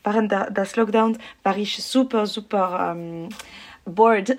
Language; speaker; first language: German; non-native, learner; French